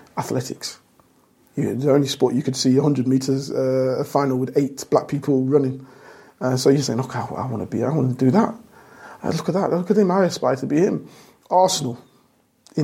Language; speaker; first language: English; native; English